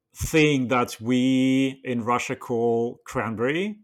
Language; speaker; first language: English; non-native, fluent; Russian